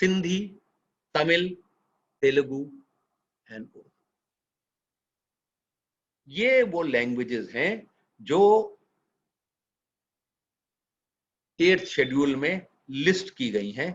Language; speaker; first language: Hindi; native; Hindi